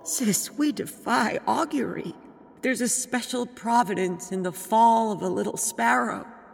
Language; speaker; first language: English; early bilingual, other home language; Spanish